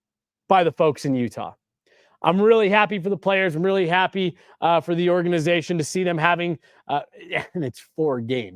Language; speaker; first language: English; native; English